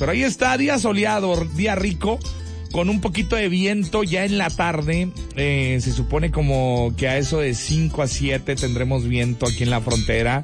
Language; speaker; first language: Spanish; native; Spanish